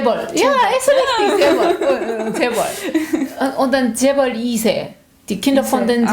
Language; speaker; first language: German; non-native, learner; Korean